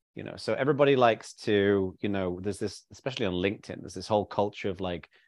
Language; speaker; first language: English; native; English